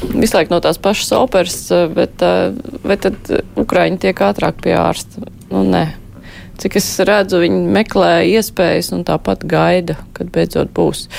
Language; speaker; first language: Latvian; native; Latvian